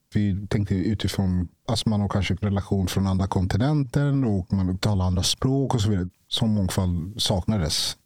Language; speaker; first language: Swedish; early bilingual, other home language; Ganda